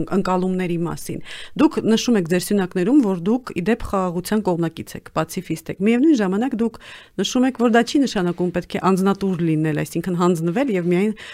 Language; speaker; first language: Armenian; native; Armenian